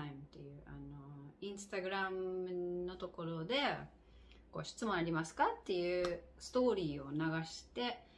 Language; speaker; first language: Japanese; non-native, fluent; English